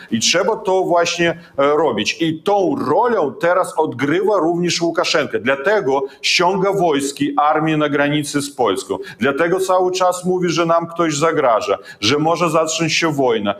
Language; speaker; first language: Polish; non-native, fluent; Russian